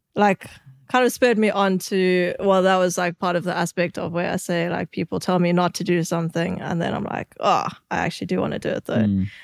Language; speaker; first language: English; native; English